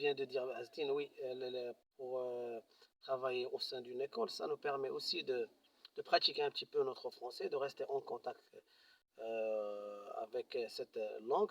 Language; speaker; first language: French; non-native, local second language; Arabic